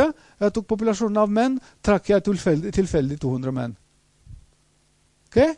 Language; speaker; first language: Norwegian; non-native, fluent; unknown